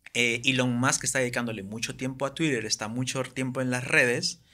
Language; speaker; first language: Spanish; native; Spanish